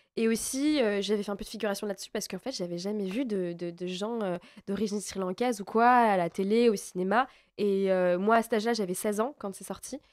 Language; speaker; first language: French; native; French